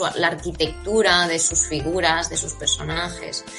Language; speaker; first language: Spanish; native; Spanish